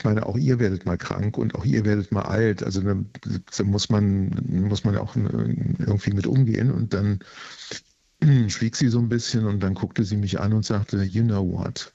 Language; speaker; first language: German; native; German